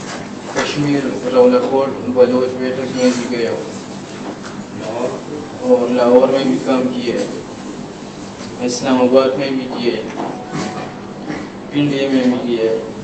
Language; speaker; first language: Hindi; non-native, local second language; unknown